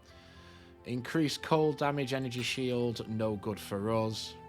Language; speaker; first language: English; native; English